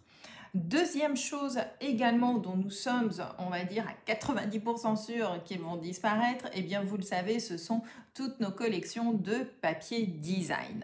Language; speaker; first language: French; native; French